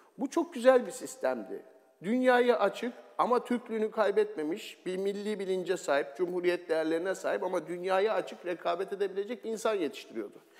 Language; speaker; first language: Turkish; native; Turkish